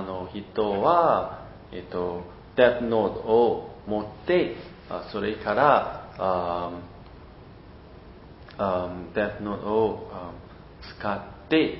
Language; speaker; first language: Japanese; non-native, learner; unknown